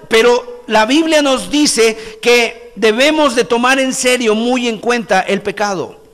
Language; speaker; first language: Spanish; native; Spanish